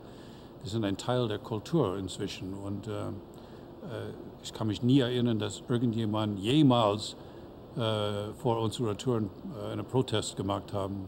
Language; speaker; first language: German; non-native, fluent; English